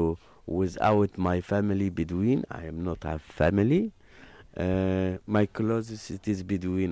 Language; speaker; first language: English; non-native, learner; Arabic